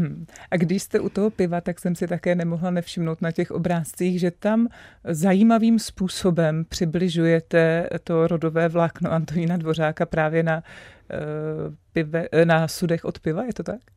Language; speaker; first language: Czech; native; Czech